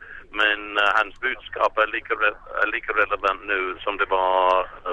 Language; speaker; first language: Swedish; non-native, fluent; English